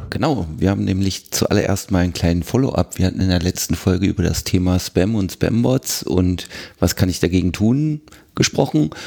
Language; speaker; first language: German; native; German